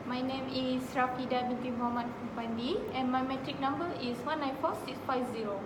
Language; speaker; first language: English; non-native, local second language; Malay